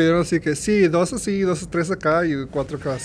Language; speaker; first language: Spanish; native; Spanish